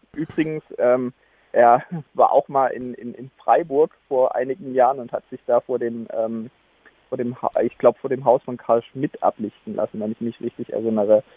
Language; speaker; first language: German; native; German